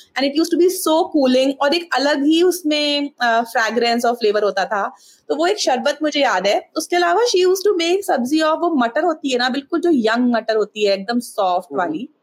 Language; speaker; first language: Hindi; native; Hindi